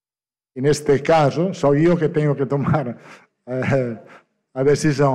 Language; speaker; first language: Portuguese; non-native, fluent; Italian